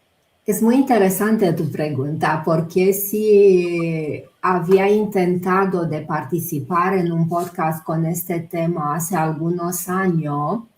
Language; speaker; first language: Spanish; non-native, fluent; Romanian